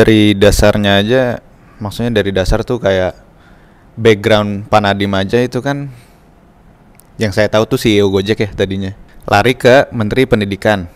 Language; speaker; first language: Indonesian; native; Indonesian